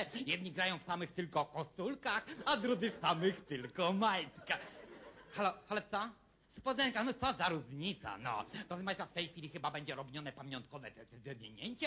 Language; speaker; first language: Polish; native; Polish